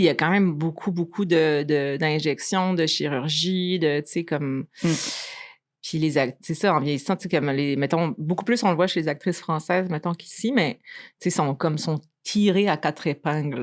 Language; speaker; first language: French; native; French